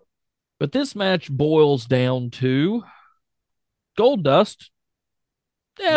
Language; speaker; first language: English; native; English